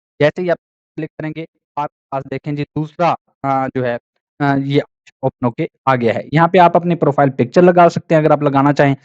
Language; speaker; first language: Urdu; non-native, local second language; Punjabi